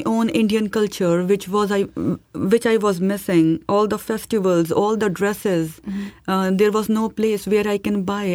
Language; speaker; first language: English; non-native, local second language; Hindi